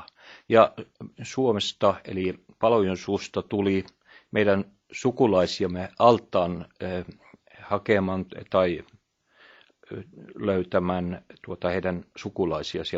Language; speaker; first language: Finnish; early bilingual, heritage; Norwegian